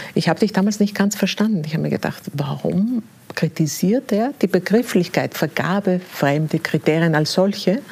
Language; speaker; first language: German; non-native, fluent; Greek